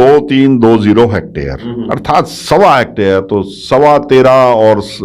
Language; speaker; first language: Hindi; native; Hindi